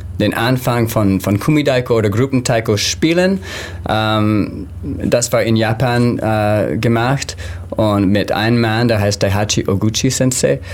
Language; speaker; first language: German; non-native, learner; English